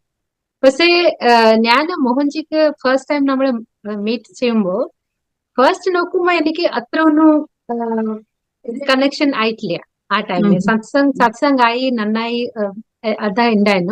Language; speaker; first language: Malayalam; non-native, local second language; Odia